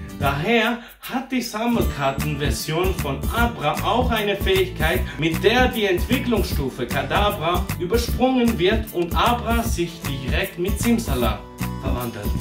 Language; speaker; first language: German; early bilingual, other home language; Portuguese